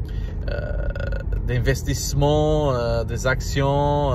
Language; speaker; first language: French; non-native, learner; Portuguese